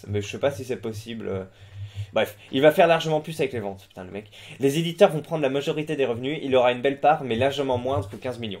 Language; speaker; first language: French; native; French